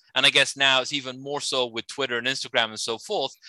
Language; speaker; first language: English; native; English